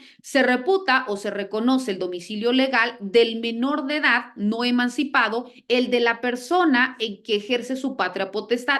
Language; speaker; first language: Spanish; native; Spanish